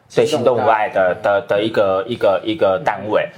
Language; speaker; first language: Chinese; native; Chinese